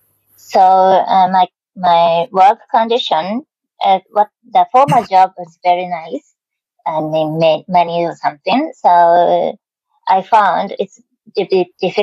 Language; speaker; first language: English; non-native, learner; Japanese